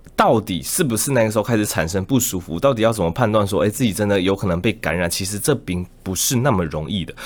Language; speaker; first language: Chinese; native; Chinese